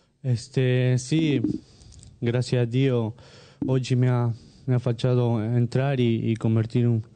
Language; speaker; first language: Italian; non-native, learner; Spanish